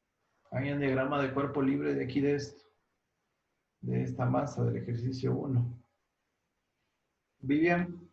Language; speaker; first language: Spanish; native; Spanish